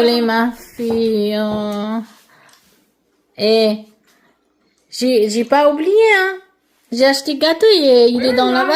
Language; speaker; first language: French; non-native, learner; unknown